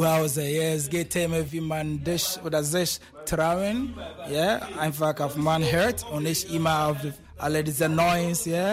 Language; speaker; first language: German; non-native, fluent; Akan